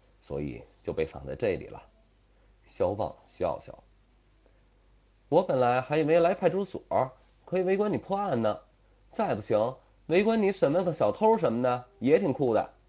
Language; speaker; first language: Chinese; native; Chinese